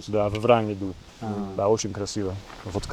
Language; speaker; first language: Russian; non-native, learner; English